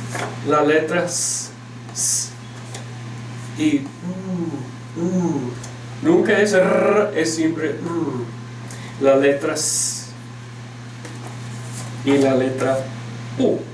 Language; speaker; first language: Spanish; non-native, fluent; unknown